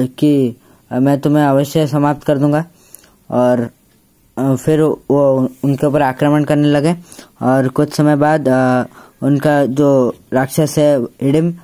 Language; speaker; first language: Hindi; native; Hindi